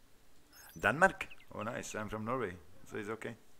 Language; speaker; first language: English; non-native, learner; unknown